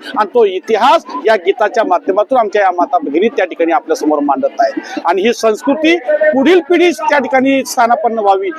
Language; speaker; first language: Marathi; non-native, local second language; Lambadi